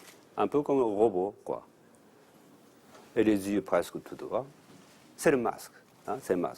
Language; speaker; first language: French; non-native, learner; Japanese